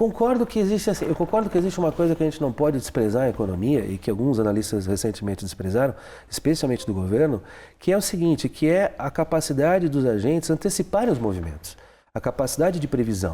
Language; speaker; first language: Portuguese; native; Portuguese